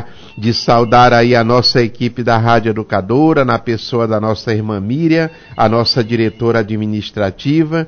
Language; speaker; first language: Portuguese; native; Portuguese